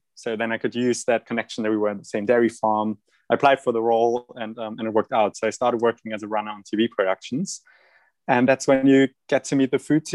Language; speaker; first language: English; non-native, fluent; German